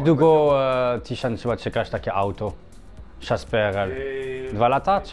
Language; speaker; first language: Polish; non-native, learner; French